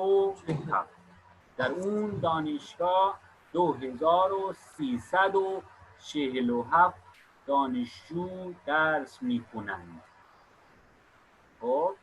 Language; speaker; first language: Persian; non-native, fluent; Urdu